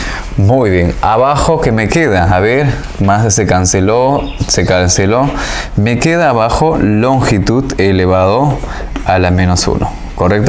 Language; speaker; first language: Spanish; native; Spanish